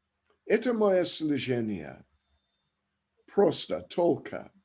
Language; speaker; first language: Russian; non-native, learner; English